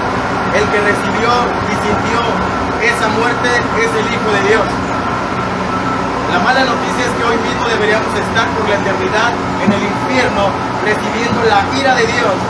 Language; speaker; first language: Spanish; native; Spanish